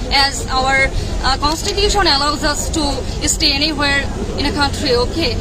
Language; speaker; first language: English; non-native, local second language; Bangla